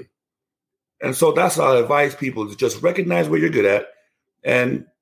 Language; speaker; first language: English; non-native, local second language; Igbo